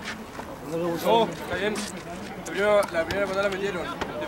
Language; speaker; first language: Spanish; native; Spanish